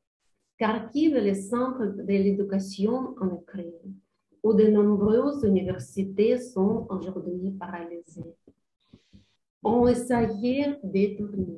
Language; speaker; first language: French; non-native, learner; Ukrainian